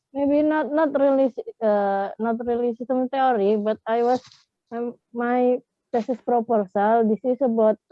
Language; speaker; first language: English; non-native, fluent; Indonesian